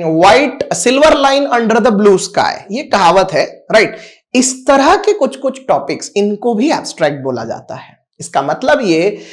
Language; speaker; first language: Hindi; non-native, local second language; Marathi